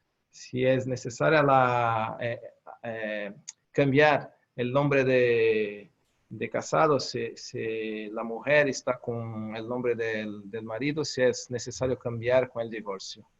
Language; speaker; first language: Spanish; non-native, learner; Portuguese